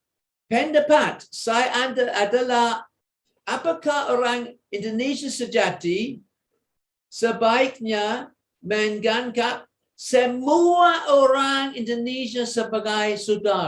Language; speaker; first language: Indonesian; non-native, fluent; English